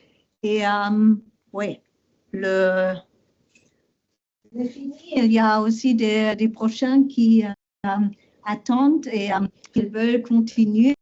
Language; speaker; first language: French; non-native, learner; German